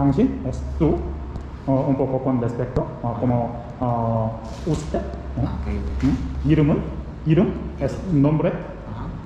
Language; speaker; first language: Spanish; non-native, learner; Korean